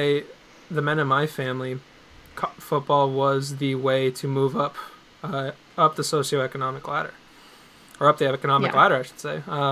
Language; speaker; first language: English; native; English